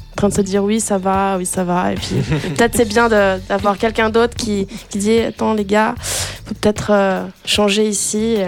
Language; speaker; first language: French; native; French